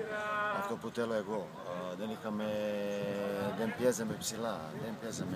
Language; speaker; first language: Greek; non-native, fluent; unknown